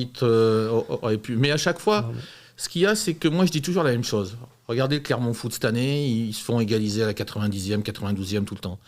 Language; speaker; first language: French; native; French